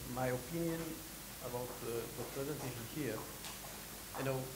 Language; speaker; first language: English; non-native, fluent; Amharic